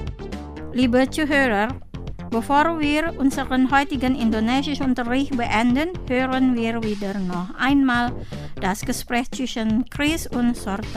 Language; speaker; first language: German; non-native, fluent; Indonesian